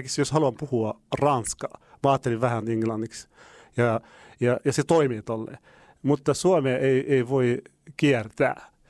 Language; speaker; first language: Finnish; non-native, learner; Arabic